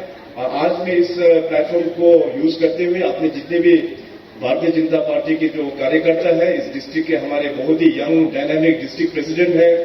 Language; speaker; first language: Hindi; non-native, local second language; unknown